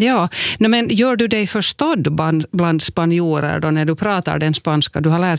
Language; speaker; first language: Swedish; native; Swedish